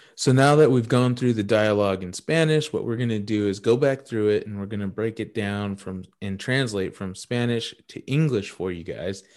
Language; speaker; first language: English; native; English